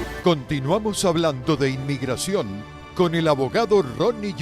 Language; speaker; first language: Spanish; native; Spanish